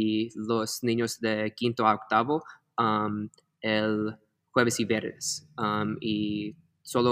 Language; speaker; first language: Spanish; early bilingual, heritage; Spanish